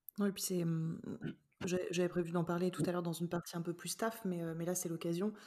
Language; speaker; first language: French; native; French